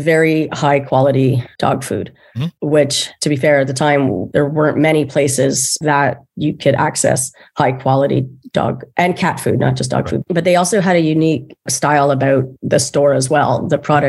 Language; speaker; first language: English; native; English